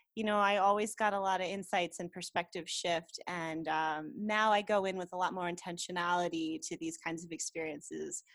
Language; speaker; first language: English; native; English